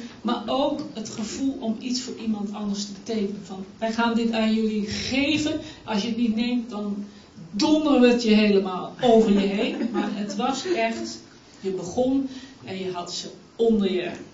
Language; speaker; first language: Dutch; native; Dutch